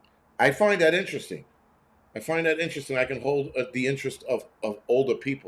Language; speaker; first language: English; native; English